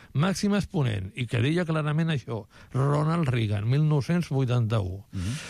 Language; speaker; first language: Catalan; non-native, local second language; Spanish